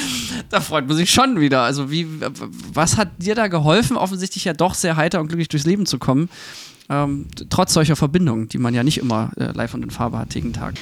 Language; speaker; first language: German; native; German